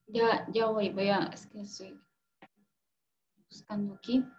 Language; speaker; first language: Spanish; native; Spanish